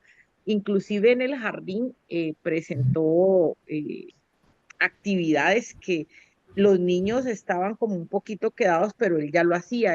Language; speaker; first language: Spanish; native; Spanish